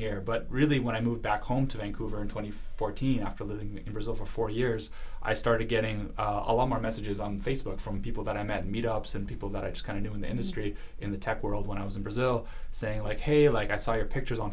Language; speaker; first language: English; early bilingual, other home language; Russian